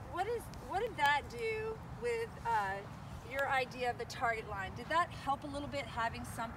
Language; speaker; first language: English; native; English